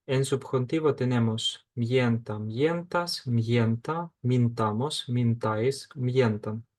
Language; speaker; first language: Spanish; non-native, fluent; Ukrainian